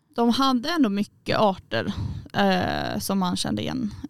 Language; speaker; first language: Swedish; native; Swedish